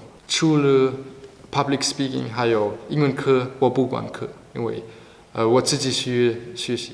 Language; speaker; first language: Chinese; non-native, learner; German